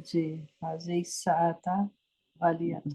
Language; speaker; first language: Arabic; non-native, learner; Urdu